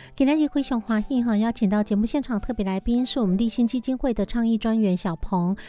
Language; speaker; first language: Chinese; native; Chinese